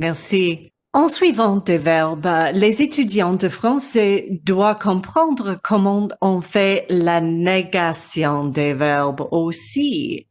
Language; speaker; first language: French; non-native, learner; English